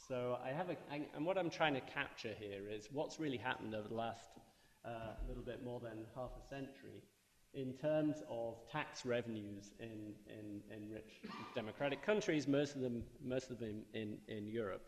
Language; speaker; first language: English; native; English